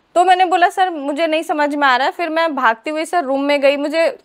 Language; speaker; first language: Hindi; native; Hindi